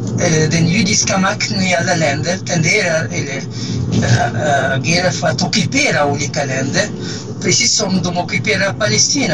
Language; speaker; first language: Swedish; non-native, fluent; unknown